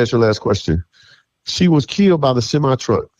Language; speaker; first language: English; native; English